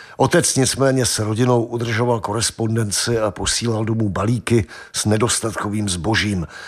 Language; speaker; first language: Czech; native; Czech